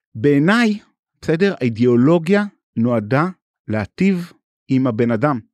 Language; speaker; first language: Hebrew; native; Hebrew